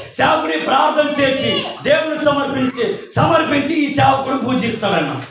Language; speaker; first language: Telugu; non-native, local second language; Koya